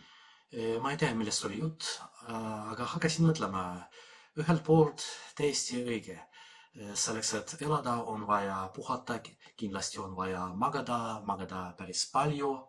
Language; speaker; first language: Estonian; non-native, fluent; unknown